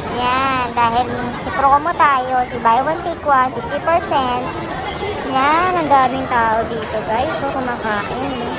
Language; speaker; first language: Filipino; native; Filipino